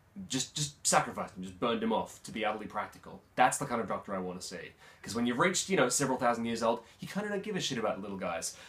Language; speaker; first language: English; native; English